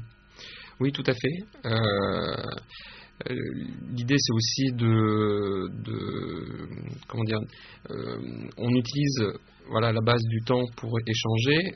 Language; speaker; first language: French; native; French